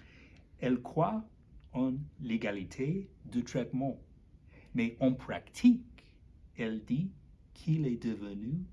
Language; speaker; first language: French; non-native, learner; English